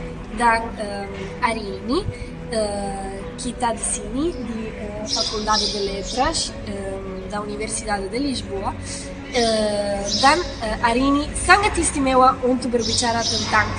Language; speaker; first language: Indonesian; non-native, fluent; Italian